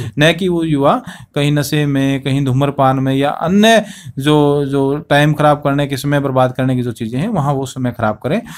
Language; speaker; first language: Hindi; native; Hindi